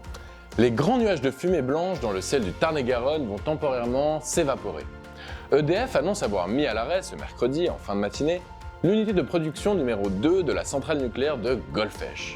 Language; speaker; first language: French; native; French